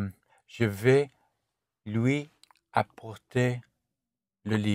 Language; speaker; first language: French; non-native, learner; English